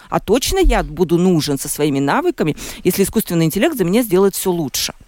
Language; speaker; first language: Russian; native; Russian